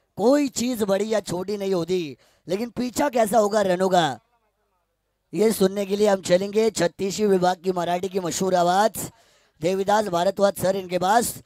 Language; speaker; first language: Hindi; non-native, local second language; Marathi